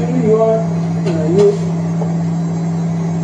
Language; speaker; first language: English; non-native, learner; Turkish